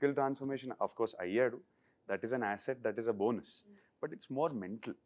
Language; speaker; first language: Telugu; native; Telugu